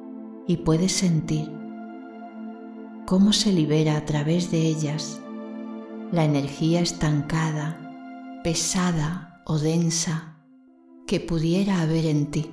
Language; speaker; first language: Spanish; native; Spanish